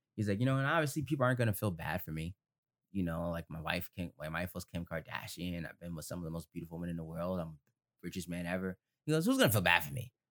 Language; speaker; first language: English; native; English